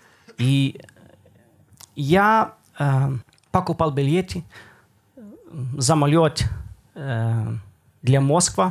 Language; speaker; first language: Russian; non-native, learner; Dutch